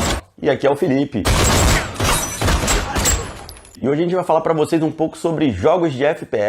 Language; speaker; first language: Portuguese; native; Portuguese